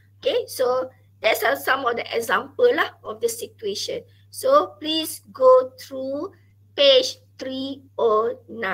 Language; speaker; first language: English; non-native, local second language; Malay